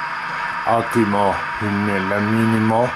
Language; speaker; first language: Italian; native; Italian